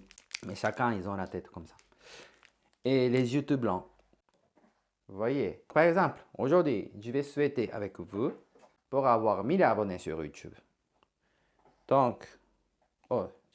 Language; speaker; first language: French; non-native, learner; Japanese